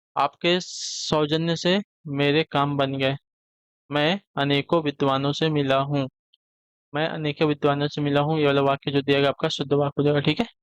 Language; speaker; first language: Hindi; native; Hindi